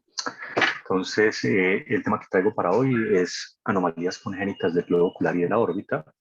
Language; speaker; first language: Spanish; native; Spanish